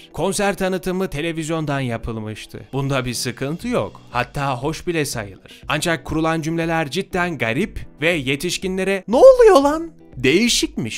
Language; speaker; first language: Turkish; native; Turkish